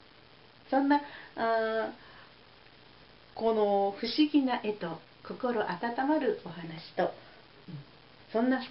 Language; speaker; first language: Japanese; native; Japanese